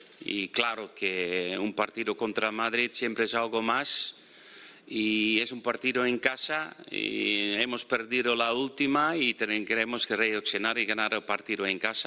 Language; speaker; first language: Spanish; non-native, fluent; Dutch